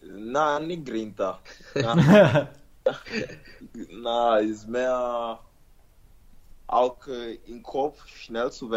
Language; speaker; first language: German; non-native, learner; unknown